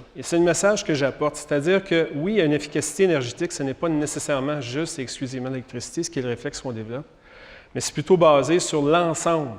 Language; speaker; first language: French; native; French